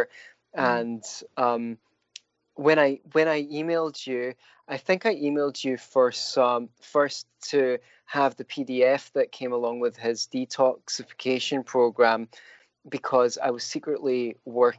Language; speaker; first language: English; native; English